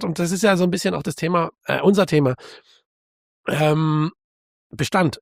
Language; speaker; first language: German; native; German